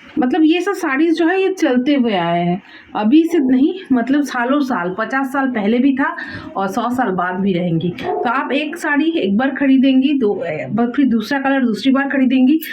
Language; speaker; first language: Hindi; non-native, local second language; Bangla